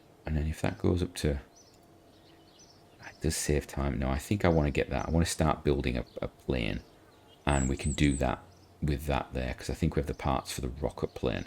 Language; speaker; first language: English; native; English